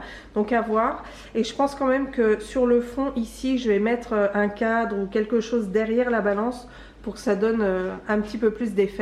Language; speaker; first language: French; native; French